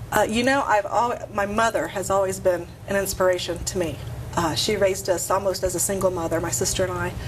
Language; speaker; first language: English; native; English